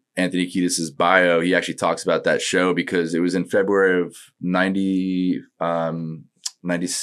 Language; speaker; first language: English; native; English